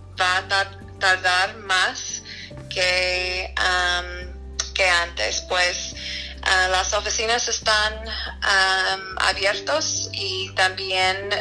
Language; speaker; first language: Spanish; non-native, fluent; English